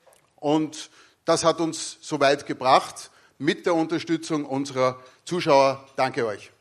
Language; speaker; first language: German; native; German